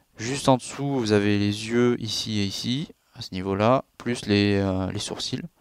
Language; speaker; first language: French; native; French